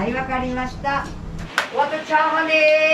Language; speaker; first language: Japanese; native; Japanese